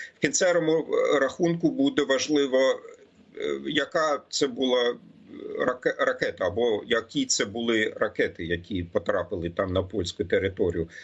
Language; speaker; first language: Ukrainian; non-native, fluent; German